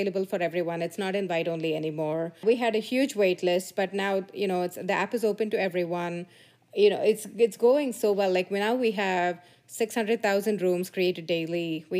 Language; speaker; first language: English; non-native, local second language; Tamil